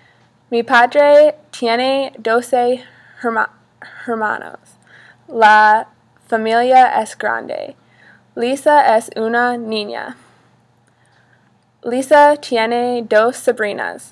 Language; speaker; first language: Spanish; non-native, learner; English